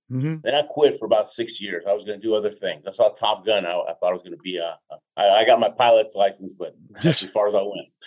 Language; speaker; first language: English; early bilingual, other home language; Spanish